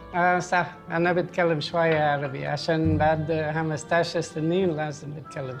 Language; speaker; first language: Arabic; non-native, learner; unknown